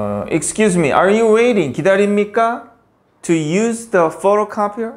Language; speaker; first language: English; non-native, fluent; Korean